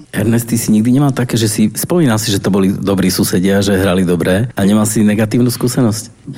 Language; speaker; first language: Slovak; native; Slovak